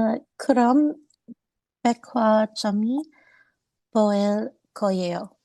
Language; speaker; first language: Korean; non-native, learner; English